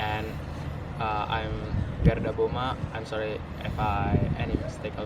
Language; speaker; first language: English; non-native, learner; Indonesian